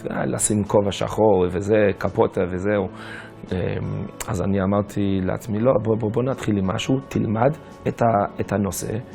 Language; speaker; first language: Hebrew; non-native, fluent; English